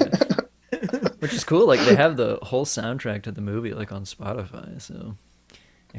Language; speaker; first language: English; native; English